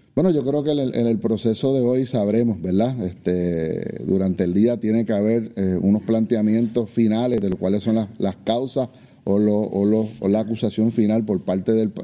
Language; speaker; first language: Spanish; native; Spanish